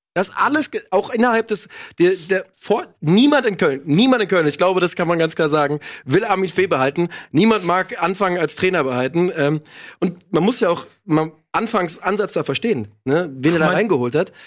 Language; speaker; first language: German; native; German